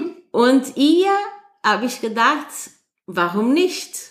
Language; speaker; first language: German; non-native, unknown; Portuguese